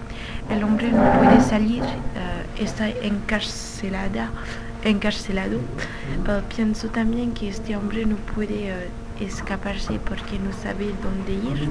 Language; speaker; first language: Spanish; non-native, learner; French